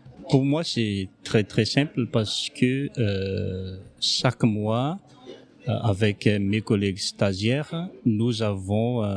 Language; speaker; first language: French; non-native, local second language; Malagasy